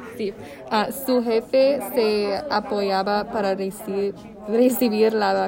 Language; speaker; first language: Spanish; non-native, learner; English